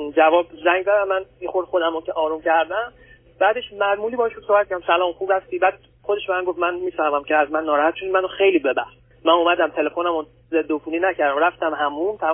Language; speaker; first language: Persian; early bilingual, other home language; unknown